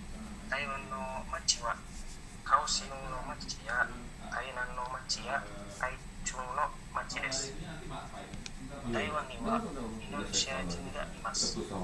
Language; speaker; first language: Japanese; non-native, learner; Indonesian